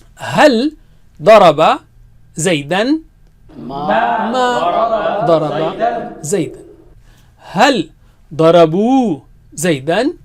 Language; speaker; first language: Arabic; non-native, fluent; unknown